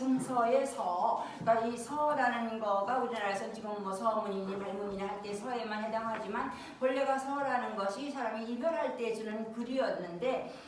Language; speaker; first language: Korean; native; Korean